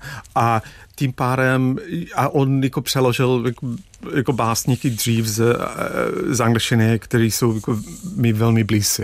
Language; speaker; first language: Czech; non-native, fluent; English